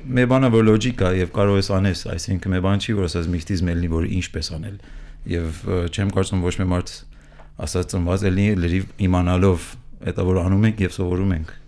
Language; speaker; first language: Armenian; early bilingual, heritage; Armenian